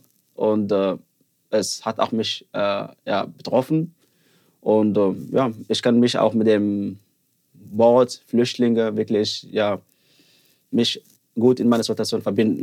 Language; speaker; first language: German; non-native, learner; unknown